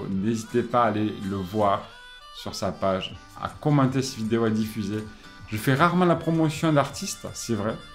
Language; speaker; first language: French; native; French